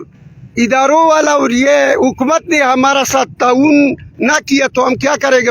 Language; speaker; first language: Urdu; non-native, local second language; Pashto